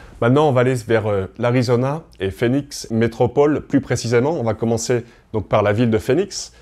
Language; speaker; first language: French; native; French